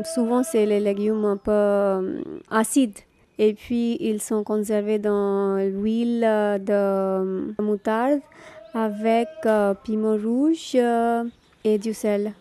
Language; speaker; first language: French; non-native, fluent; Gujarati